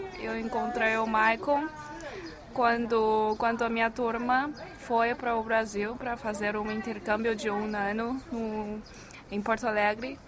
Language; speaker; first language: Portuguese; non-native, fluent; Chinese